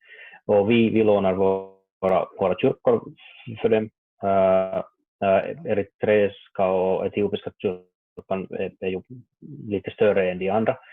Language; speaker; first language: Swedish; non-native, learner; Finnish